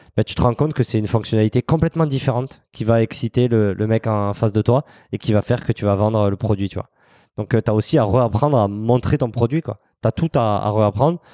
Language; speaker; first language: French; native; French